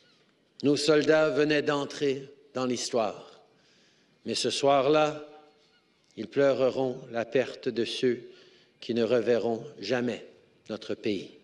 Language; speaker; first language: French; native; French